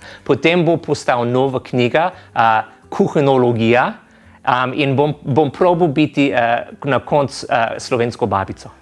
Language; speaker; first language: Slovenian; non-native, fluent; English